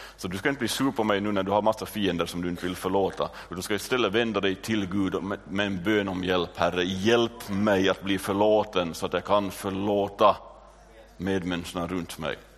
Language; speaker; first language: Swedish; native; Swedish